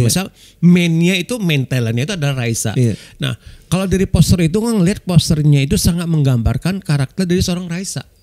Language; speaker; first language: Indonesian; native; Indonesian